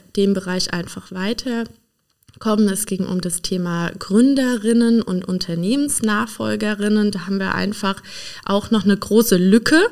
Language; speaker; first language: German; native; German